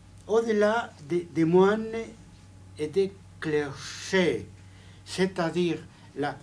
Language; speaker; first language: French; non-native, fluent; Spanish